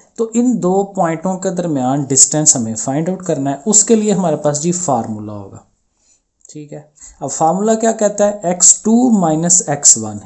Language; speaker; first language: Urdu; non-native, local second language; Punjabi